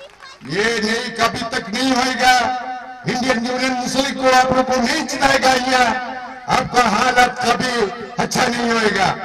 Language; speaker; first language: Hindi; non-native, local second language; Malayalam